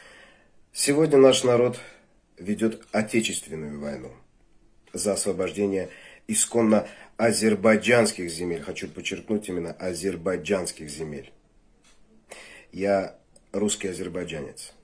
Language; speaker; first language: Russian; native; Russian